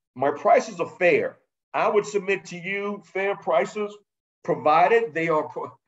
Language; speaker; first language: English; native; English